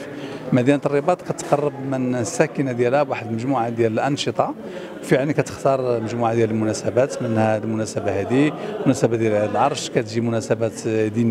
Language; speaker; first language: Arabic; native; Arabic